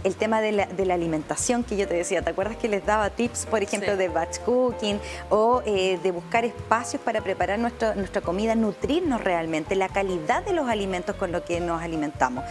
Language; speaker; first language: Spanish; native; Spanish